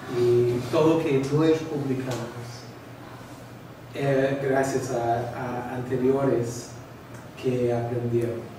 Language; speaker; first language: Portuguese; non-native, fluent; English